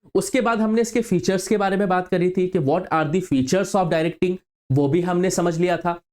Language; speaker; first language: Hindi; native; Hindi